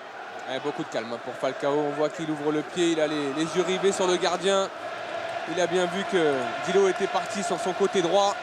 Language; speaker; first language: French; native; French